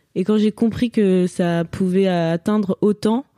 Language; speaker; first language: French; native; French